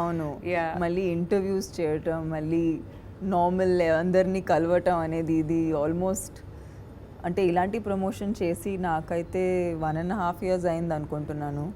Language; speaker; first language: Telugu; non-native, fluent; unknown